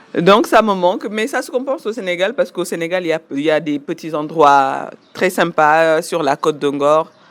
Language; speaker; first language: French; non-native, local second language; Wolof